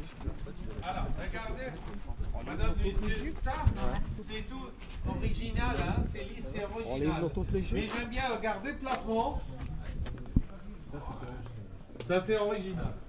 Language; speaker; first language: French; non-native, fluent; Arabic